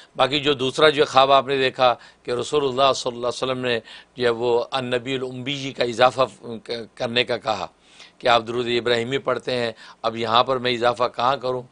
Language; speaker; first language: Urdu; native; Urdu